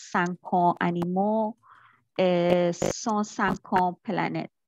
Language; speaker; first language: French; non-native, learner; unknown